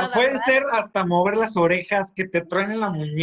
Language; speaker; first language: Spanish; native; Spanish